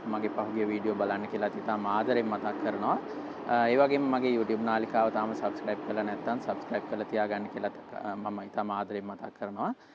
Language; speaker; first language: Sinhala; native; Sinhala